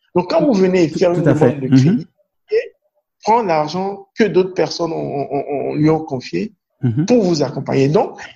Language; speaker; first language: French; non-native, local second language; Fon